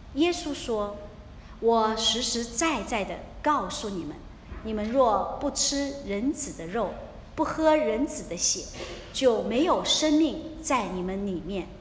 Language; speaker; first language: Chinese; non-native, local second language; Cantonese